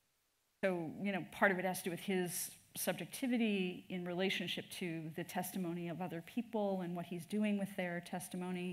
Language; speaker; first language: English; native; English